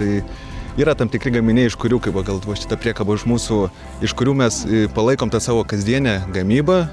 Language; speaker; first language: Lithuanian; native; Lithuanian